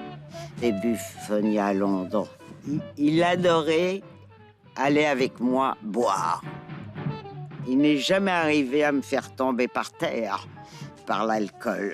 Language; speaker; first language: French; non-native, learner; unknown